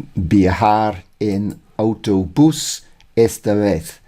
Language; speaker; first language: Spanish; non-native, learner; English